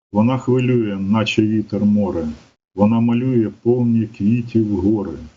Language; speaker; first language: Ukrainian; native; Ukrainian